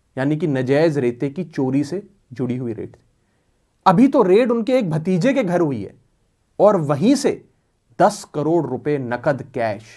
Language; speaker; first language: Hindi; non-native, local second language; Punjabi